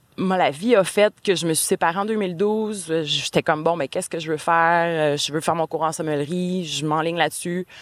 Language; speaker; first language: French; native; French